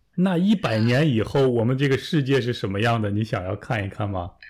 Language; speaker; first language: Chinese; native; Chinese